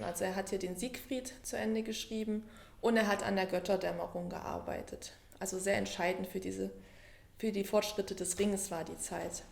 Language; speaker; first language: German; native; German